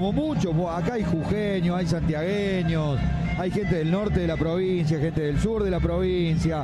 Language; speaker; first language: Spanish; native; Spanish